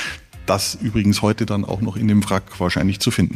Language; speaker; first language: German; native; German